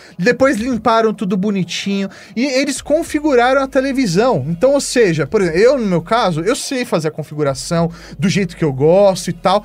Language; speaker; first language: Portuguese; native; Portuguese